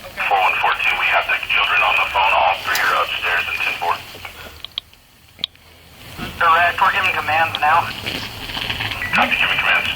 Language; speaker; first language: English; native; English